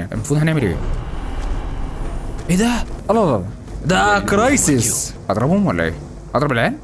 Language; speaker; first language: Arabic; native; Arabic